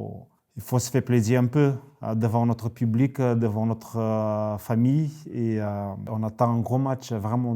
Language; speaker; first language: French; native; French